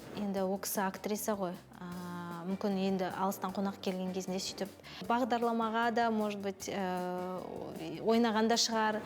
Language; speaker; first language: Kazakh; non-native, local second language; Russian